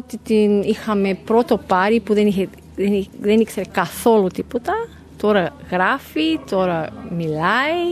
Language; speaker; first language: Greek; early bilingual, heritage; English